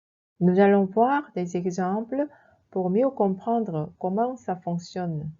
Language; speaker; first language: French; non-native, fluent; Korean